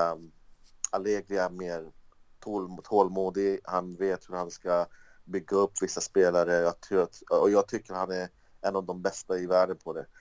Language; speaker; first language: Swedish; early bilingual, other home language; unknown